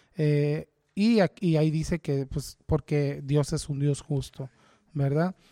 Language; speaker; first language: Spanish; early bilingual, heritage; Spanish